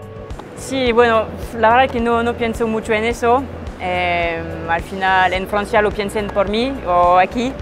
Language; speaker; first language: Spanish; non-native, fluent; French